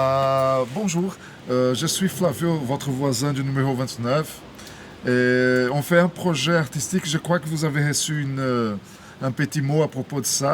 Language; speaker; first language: French; non-native, fluent; Portuguese